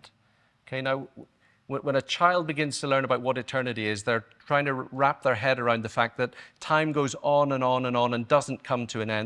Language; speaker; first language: English; native; English